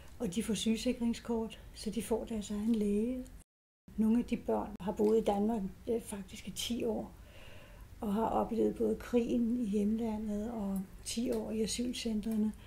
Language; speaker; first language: Danish; native; Danish